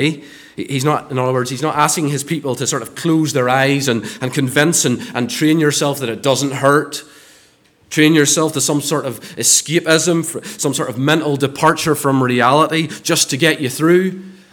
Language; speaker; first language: English; native; English